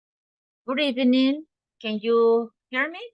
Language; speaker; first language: English; non-native, fluent; Spanish